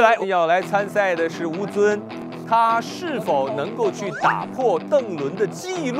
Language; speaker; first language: Chinese; native; Chinese